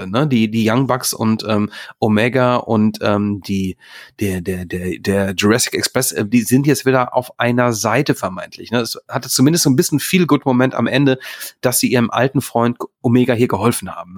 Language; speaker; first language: German; native; German